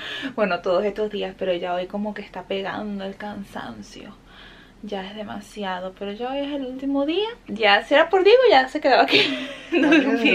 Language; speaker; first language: Spanish; native; Spanish